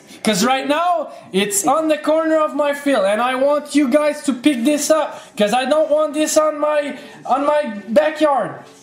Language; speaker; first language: English; non-native, learner; French